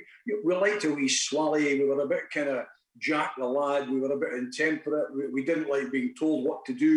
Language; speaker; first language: English; native; English